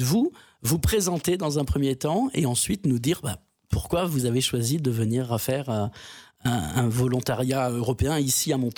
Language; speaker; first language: French; native; French